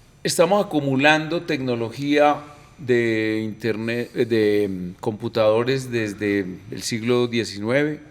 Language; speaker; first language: Spanish; native; Spanish